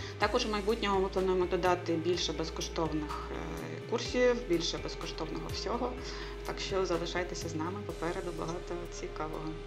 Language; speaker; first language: Ukrainian; native; Ukrainian